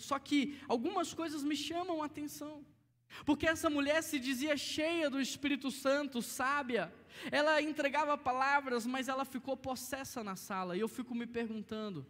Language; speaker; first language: Portuguese; native; Portuguese